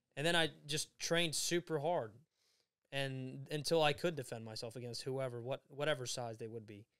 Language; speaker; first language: English; early bilingual, other home language; Swedish